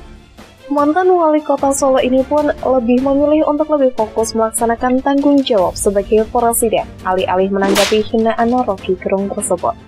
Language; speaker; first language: Indonesian; native; Indonesian